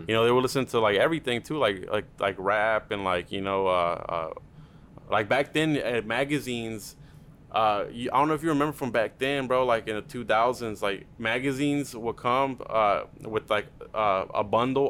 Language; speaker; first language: English; early bilingual, other home language; Spanish